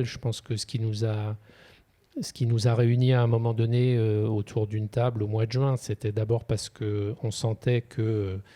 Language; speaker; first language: French; native; French